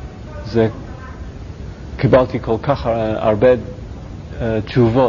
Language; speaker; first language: Hebrew; non-native, learner; English